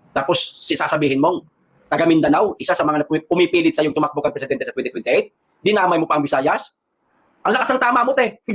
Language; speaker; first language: Filipino; non-native, local second language; Cebuano